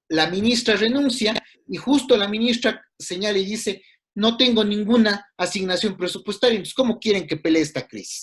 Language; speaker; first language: Spanish; native; Spanish